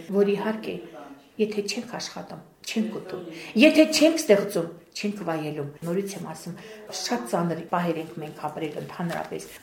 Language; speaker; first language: Armenian; native; Armenian